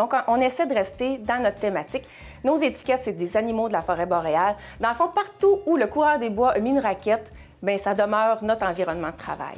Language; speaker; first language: French; native; French